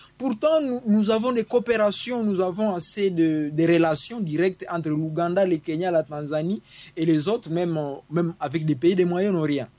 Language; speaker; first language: French; non-native, local second language; Swahili